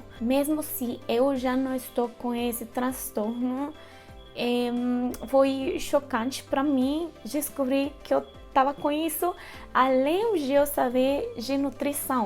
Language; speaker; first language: Portuguese; non-native, fluent; Spanish